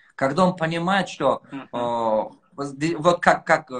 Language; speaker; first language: Russian; non-native, local second language; Tajik